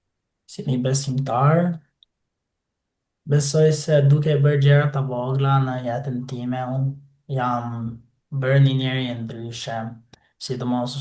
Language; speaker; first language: Albanian; non-native, fluent; English